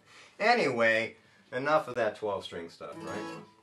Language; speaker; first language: English; native; English